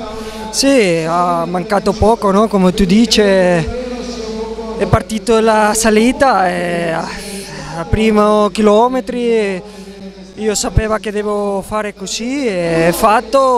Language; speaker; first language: Italian; non-native, learner; Spanish